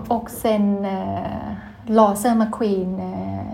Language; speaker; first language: Swedish; non-native, learner; Thai